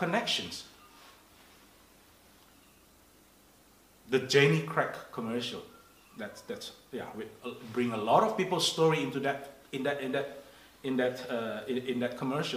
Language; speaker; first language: English; non-native, fluent; Indonesian